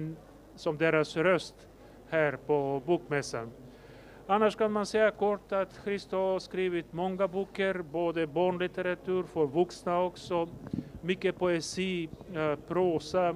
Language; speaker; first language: Swedish; non-native, fluent; Macedonian